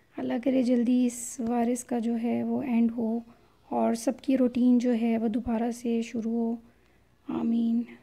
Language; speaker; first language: Urdu; native; Urdu